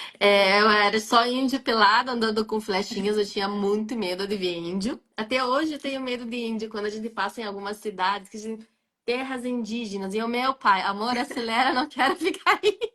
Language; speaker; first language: Portuguese; non-native, fluent; Arabic